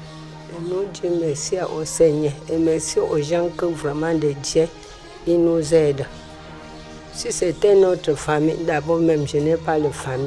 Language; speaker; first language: French; non-native, local second language; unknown